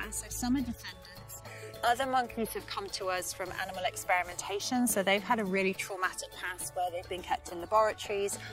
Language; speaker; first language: English; native; English